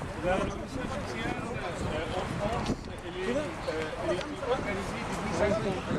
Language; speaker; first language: French; non-native, fluent; Arabic